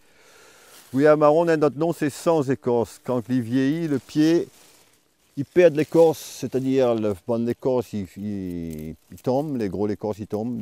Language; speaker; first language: French; native; French